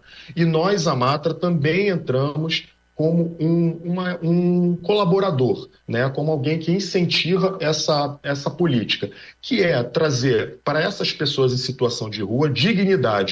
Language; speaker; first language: Portuguese; native; Portuguese